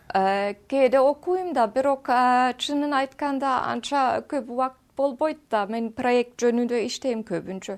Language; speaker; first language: Kyrgyz; non-native, fluent; German